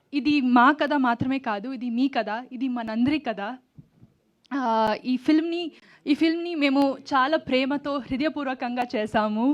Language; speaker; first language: Telugu; non-native, learner; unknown